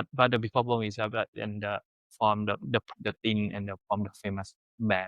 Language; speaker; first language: English; non-native, learner; Thai